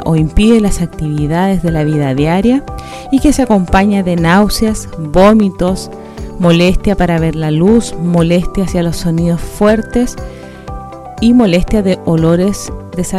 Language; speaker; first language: Spanish; native; Spanish